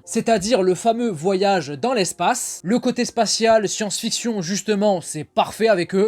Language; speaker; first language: French; native; French